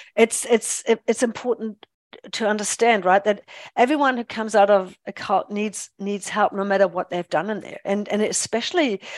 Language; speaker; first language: English; non-native, fluent; German